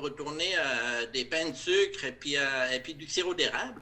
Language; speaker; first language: French; native; French